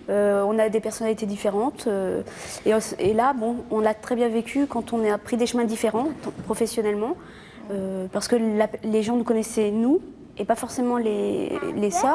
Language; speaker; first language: French; native; French